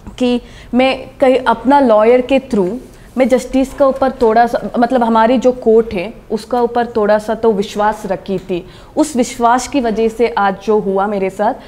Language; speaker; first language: Hindi; non-native, local second language; Kannada